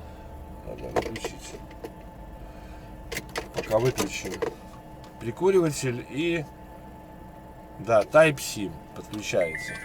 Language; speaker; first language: Russian; native; Russian